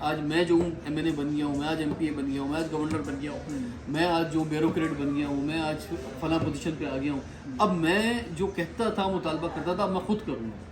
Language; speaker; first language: Urdu; native; Urdu